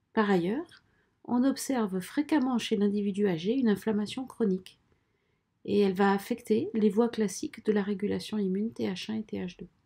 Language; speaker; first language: French; native; French